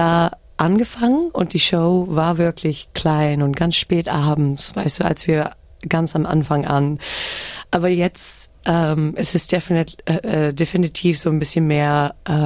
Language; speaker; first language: German; early bilingual, heritage; German